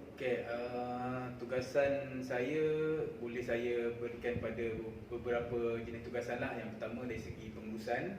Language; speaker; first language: Malay; native; Malay